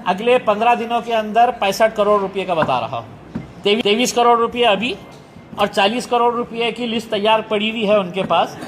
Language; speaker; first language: Hindi; non-native, local second language; Marathi